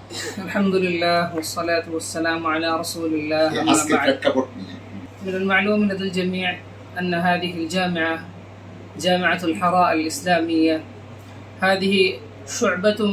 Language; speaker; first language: Arabic; non-native, fluent; Bangla